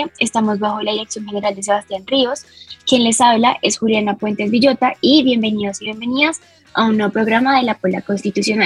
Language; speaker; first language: Spanish; native; Spanish